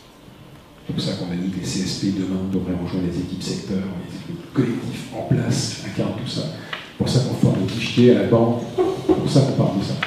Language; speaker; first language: French; native; French